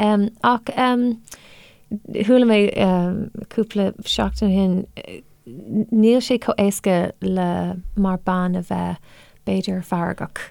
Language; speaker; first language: Irish; non-native, local second language; English